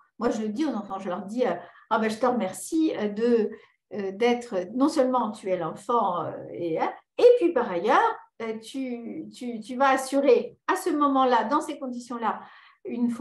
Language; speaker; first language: French; early bilingual, other home language; Spanish